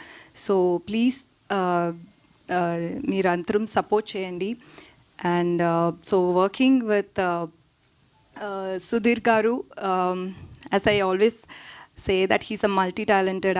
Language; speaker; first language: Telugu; non-native, learner; Tamil